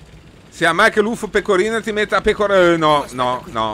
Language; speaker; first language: Italian; native; Italian